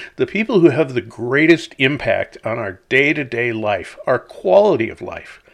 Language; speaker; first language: English; native; English